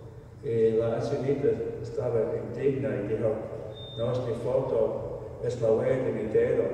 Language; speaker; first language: Spanish; non-native, fluent; English